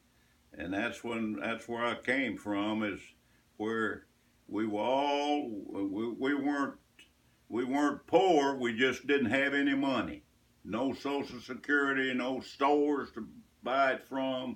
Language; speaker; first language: English; native; English